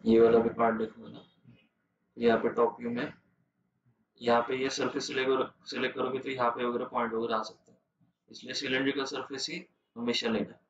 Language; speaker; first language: Hindi; non-native, local second language; Marathi